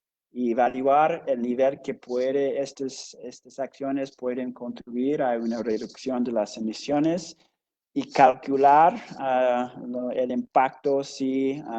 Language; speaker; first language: Spanish; non-native, fluent; English